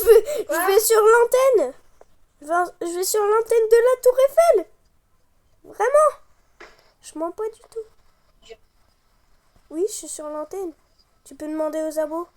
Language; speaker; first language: French; native; French